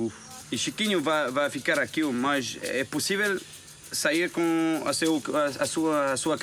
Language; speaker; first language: Portuguese; non-native, learner; French